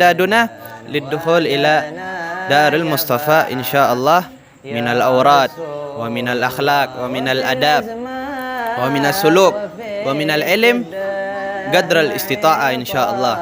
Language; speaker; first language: Arabic; non-native, learner; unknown